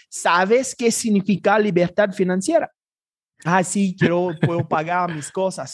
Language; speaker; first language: Spanish; non-native, fluent; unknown